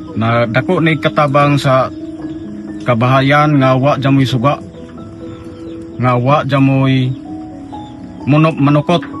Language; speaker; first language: Cebuano; native; Cebuano